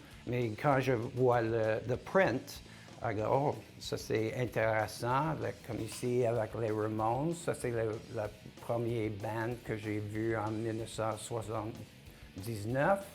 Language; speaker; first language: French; non-native, local second language; English